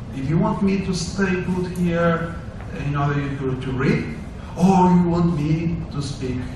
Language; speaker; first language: English; non-native, fluent; Portuguese